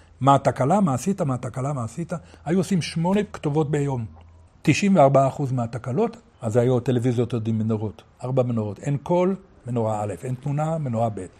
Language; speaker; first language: Hebrew; native; Hebrew